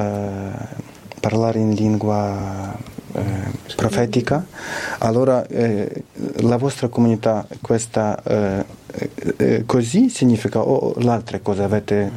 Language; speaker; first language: Italian; non-native, fluent; Ukrainian